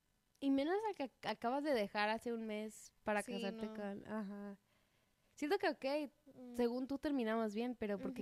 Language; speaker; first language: Spanish; native; Spanish